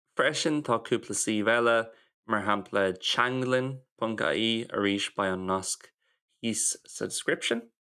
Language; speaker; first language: Irish; non-native, local second language; English